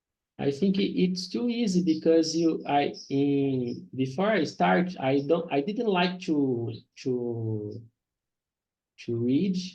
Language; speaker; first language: English; non-native, learner; Portuguese